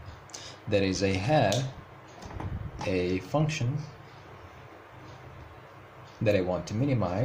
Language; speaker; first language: English; non-native, fluent; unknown